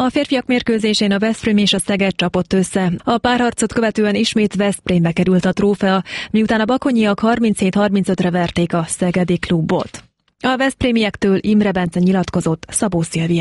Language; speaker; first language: Hungarian; native; Hungarian